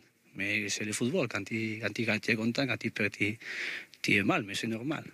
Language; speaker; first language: French; non-native, learner; Spanish